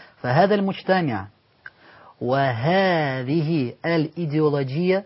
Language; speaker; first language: Arabic; non-native, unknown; Russian